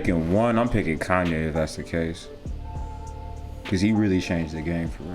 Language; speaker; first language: English; native; English